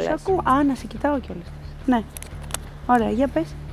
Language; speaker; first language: Greek; native; Greek